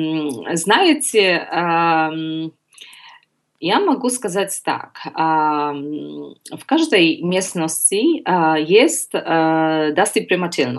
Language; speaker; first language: Russian; non-native, learner; Polish